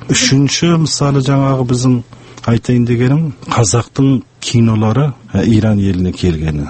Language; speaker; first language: Kazakh; early bilingual, heritage; Kazakh